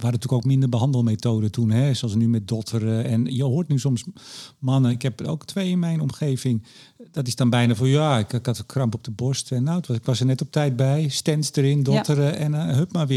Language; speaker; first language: Dutch; native; Dutch